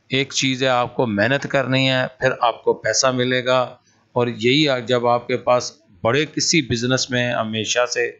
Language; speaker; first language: Urdu; non-native, local second language; Punjabi